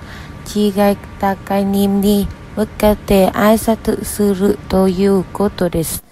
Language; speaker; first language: Japanese; non-native, learner; Vietnamese